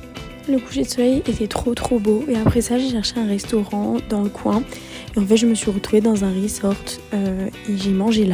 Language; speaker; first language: French; native; French